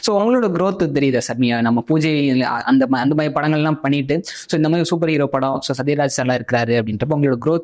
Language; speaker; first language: Tamil; native; Tamil